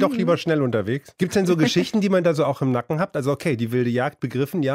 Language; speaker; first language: German; native; German